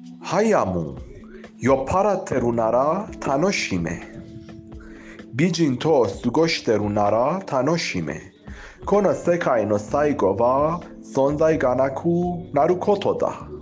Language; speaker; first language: Japanese; non-native, learner; Persian